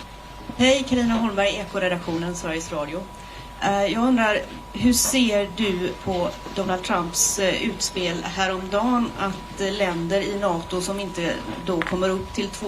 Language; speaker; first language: Swedish; native; Swedish